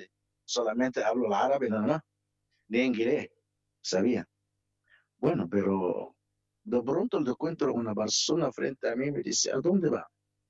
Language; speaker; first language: Spanish; non-native, fluent; Arabic